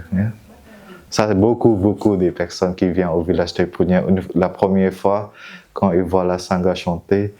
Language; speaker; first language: French; non-native, fluent; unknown